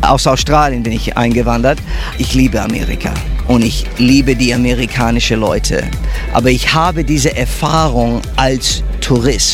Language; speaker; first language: German; early bilingual, heritage; English